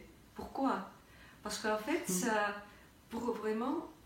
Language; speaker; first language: French; non-native, fluent; Russian